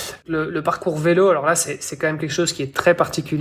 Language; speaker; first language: French; native; French